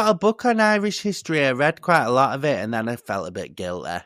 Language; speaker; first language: English; native; English